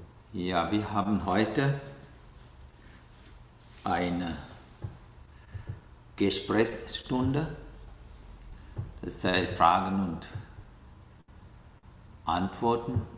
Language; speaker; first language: German; non-native, learner; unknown